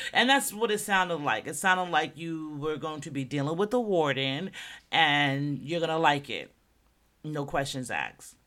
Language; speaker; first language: English; native; English